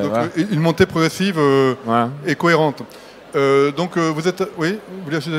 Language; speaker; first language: French; native; French